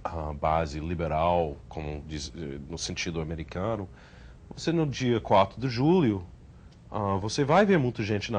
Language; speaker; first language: Portuguese; non-native, fluent; English